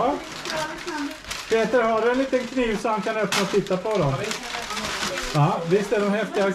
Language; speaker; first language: Swedish; native; Swedish